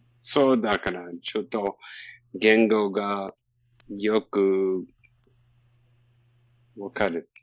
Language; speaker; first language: Japanese; non-native, learner; English